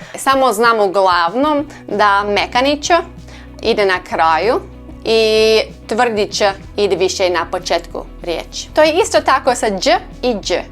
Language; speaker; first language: Croatian; non-native, learner; English